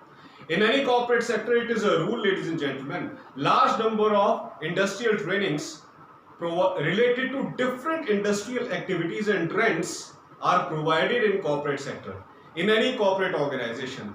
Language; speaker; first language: English; non-native, local second language; Hindi